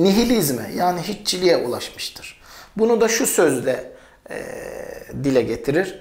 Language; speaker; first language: Turkish; native; Turkish